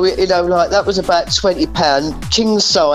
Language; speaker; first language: English; native; English